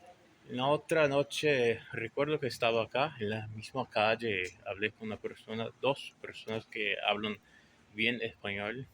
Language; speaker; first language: Spanish; non-native, learner; Portuguese